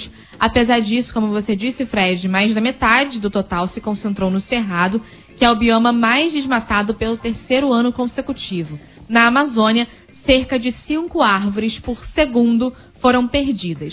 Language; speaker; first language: Portuguese; native; Portuguese